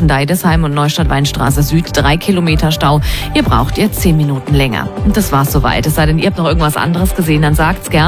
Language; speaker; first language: German; native; German